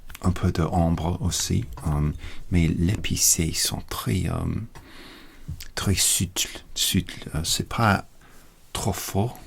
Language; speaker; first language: French; non-native, learner; English